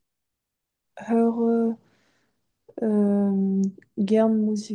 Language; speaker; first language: German; non-native, learner; French